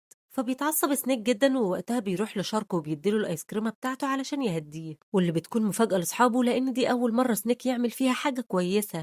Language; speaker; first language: Arabic; native; Arabic